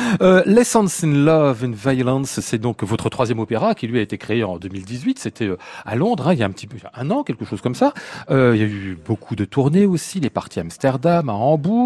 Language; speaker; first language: French; native; French